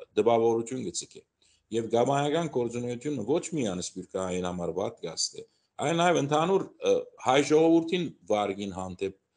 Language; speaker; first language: Armenian; early bilingual, heritage; Armenian